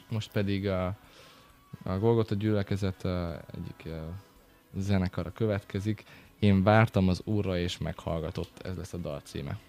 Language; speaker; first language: Hungarian; native; Hungarian